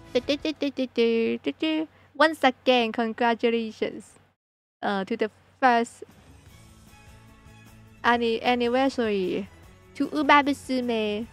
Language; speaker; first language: English; non-native, local second language; Cantonese